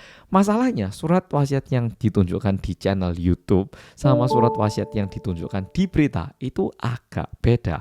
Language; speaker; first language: Indonesian; early bilingual, other home language; Korean